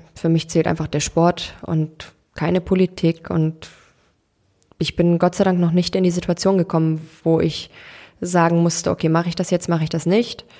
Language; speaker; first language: German; early bilingual, other home language; Turkish